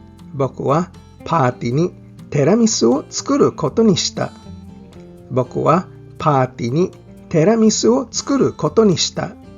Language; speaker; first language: Japanese; non-native, fluent; English